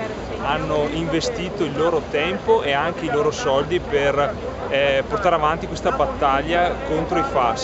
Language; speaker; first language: Italian; native; Italian